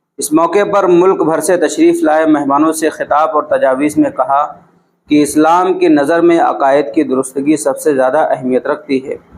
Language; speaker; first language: Urdu; native; Urdu